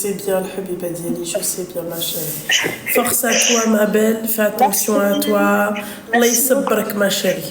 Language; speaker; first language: French; native; French